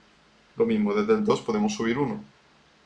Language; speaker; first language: Spanish; native; Spanish